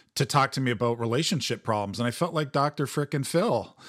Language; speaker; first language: English; native; English